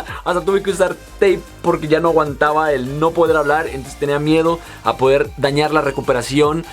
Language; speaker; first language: Spanish; native; Spanish